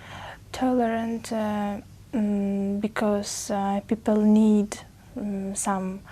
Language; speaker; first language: English; non-native, learner; Uzbek